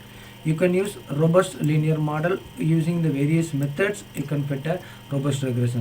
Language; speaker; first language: English; non-native, local second language; Tamil